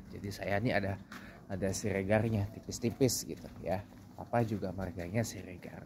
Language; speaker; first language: Indonesian; native; Indonesian